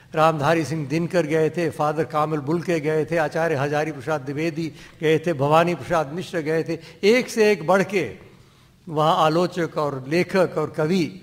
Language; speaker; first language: Hindi; non-native, local second language; Dogri